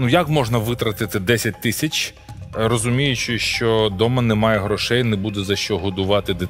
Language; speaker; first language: Ukrainian; native; Ukrainian